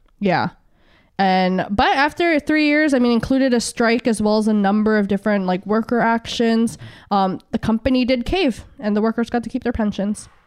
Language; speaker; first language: English; early bilingual, other home language; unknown